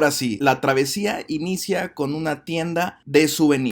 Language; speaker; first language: Spanish; native; Spanish